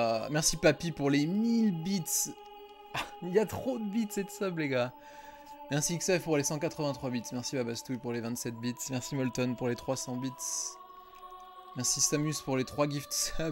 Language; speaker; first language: French; native; French